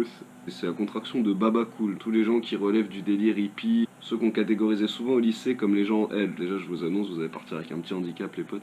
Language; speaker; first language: French; native; French